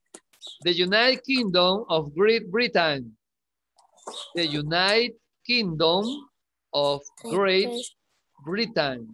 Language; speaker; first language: English; non-native, learner; Spanish